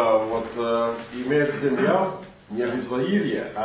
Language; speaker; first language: Russian; non-native, fluent; English